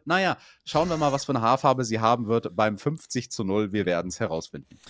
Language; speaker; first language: German; native; German